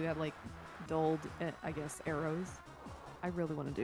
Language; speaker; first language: English; native; English